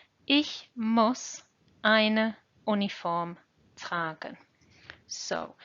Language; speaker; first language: German; non-native, fluent; English